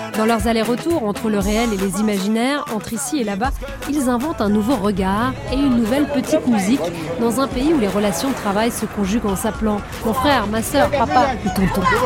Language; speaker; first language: French; native; French